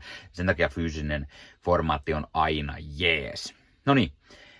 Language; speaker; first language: Finnish; native; Finnish